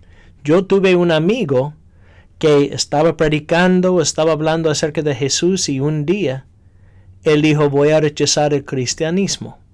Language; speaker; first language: Spanish; non-native, fluent; English